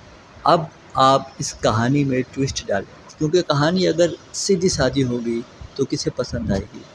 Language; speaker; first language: Urdu; native; Urdu